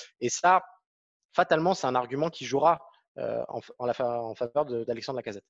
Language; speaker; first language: French; native; French